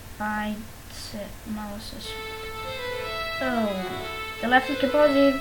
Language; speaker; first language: Bosnian; native; Bosnian